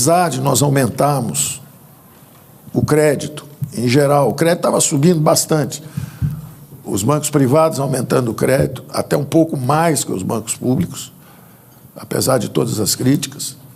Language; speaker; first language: Portuguese; native; Portuguese